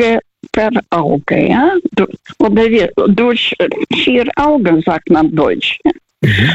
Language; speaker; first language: German; non-native, fluent; Russian